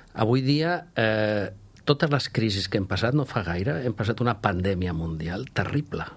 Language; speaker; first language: Catalan; non-native, local second language; Spanish